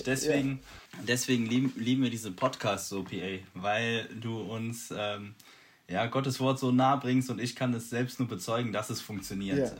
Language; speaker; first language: German; native; German